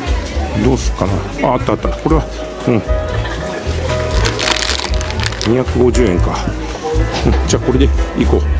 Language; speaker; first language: Japanese; native; Japanese